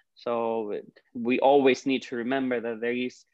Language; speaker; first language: English; non-native, fluent; Greek